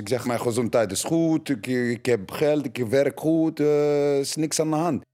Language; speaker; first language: Dutch; non-native, learner; Arabic